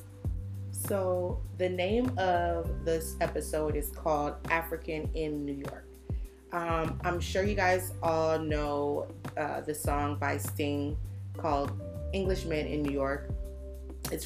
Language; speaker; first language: English; native; English